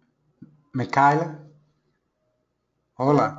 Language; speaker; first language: Spanish; non-native, fluent; English